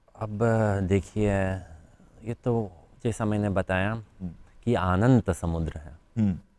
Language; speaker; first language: Hindi; non-native, fluent; Polish